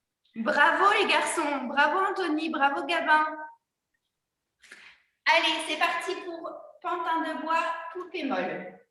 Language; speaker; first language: French; native; French